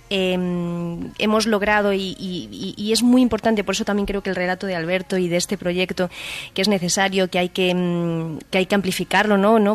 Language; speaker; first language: Spanish; native; Spanish